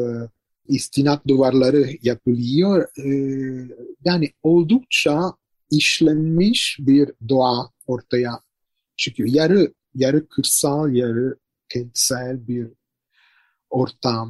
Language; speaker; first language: Turkish; non-native, fluent; Italian